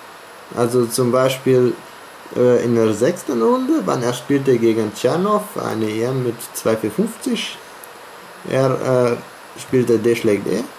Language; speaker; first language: German; non-native, fluent; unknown